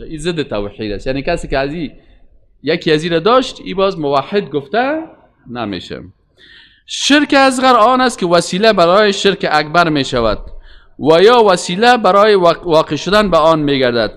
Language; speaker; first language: Persian; native; Persian